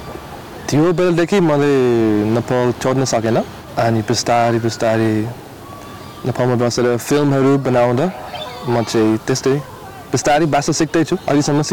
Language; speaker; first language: Nepali; non-native, learner; English